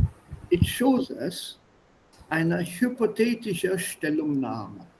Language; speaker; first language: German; non-native, fluent; Hindi